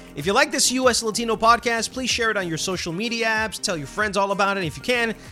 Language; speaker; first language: English; non-native, fluent; Spanish